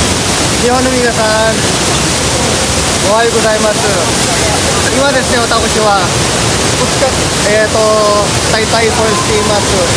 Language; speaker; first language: Japanese; non-native, fluent; Filipino